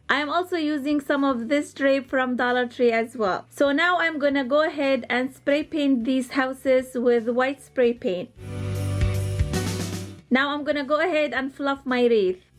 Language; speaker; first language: English; non-native, fluent; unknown